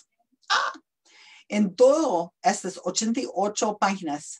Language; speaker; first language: Spanish; non-native, learner; English